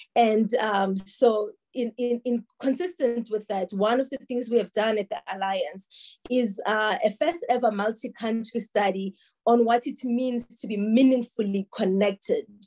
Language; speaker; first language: English; non-native, local second language; Tsonga